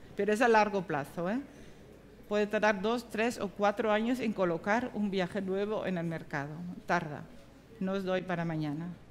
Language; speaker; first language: Spanish; non-native, fluent; Dutch